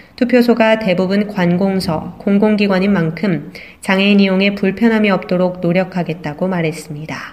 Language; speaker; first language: Korean; native; Korean